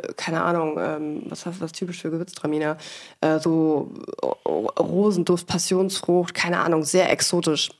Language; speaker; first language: German; native; German